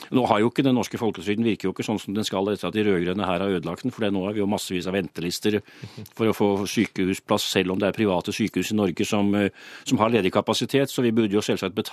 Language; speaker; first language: Norwegian; native; Norwegian